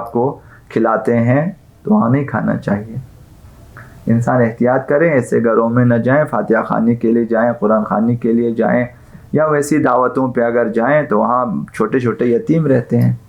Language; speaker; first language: Urdu; non-native, local second language; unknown